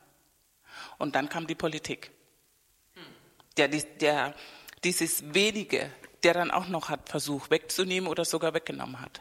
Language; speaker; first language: German; non-native, fluent; Spanish